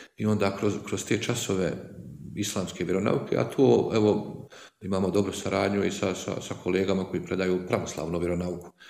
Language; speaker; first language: Croatian; native; Croatian